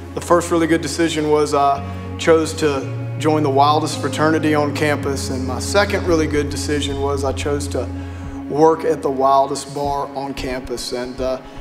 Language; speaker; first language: English; native; English